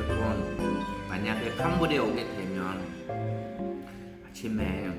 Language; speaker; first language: Korean; non-native, learner; Khmer